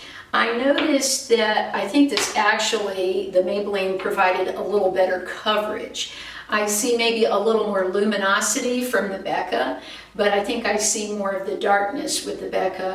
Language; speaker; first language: English; native; English